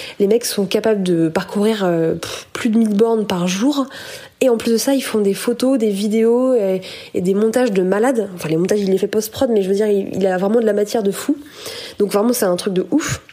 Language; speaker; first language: French; native; French